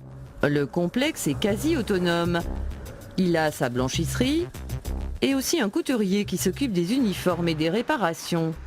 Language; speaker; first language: French; native; French